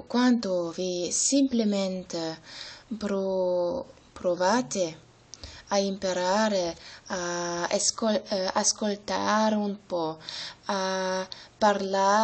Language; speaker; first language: Italian; non-native, learner; German